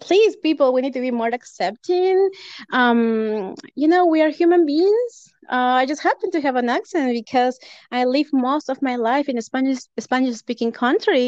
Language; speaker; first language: English; non-native, fluent; Spanish